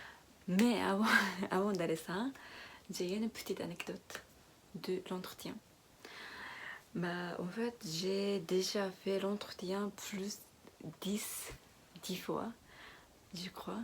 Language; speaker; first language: French; non-native, learner; Japanese